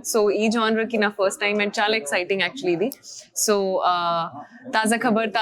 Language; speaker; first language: Telugu; non-native, fluent; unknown